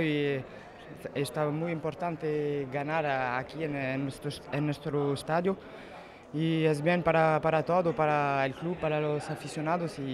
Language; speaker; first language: Spanish; non-native, learner; French